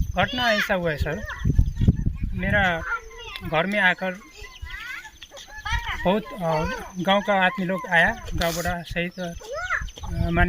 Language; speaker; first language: Hindi; non-native, local second language; Nepali